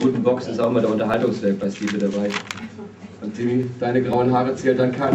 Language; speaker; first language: German; native; German